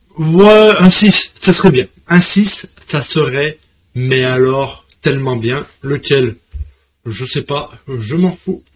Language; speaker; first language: French; native; French